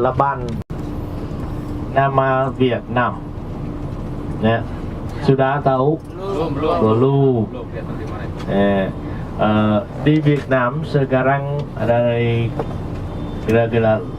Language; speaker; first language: Indonesian; non-native, learner; Vietnamese